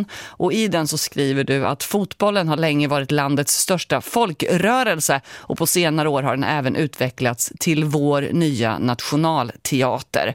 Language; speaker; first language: Swedish; native; Swedish